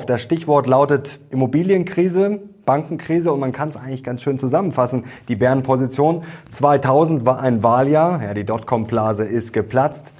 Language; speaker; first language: German; native; German